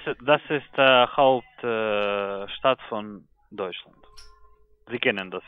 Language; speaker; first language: German; non-native, learner; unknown